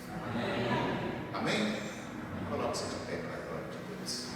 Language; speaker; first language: Portuguese; native; Portuguese